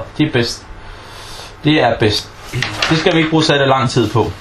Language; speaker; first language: Danish; non-native, fluent; Arabic